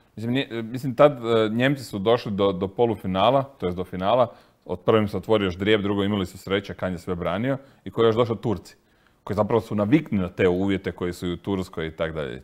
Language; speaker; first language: Croatian; native; Croatian